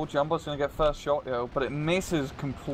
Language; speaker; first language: English; native; English